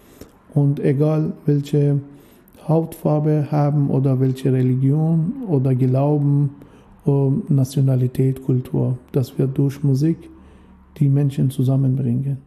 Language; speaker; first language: German; non-native, fluent; Persian